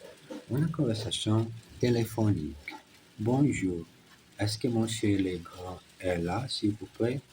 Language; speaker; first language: French; non-native, learner; Portuguese